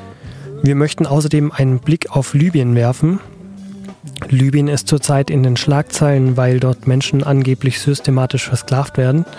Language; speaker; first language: German; native; German